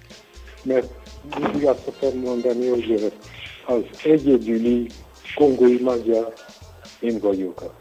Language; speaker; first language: Hungarian; non-native, learner; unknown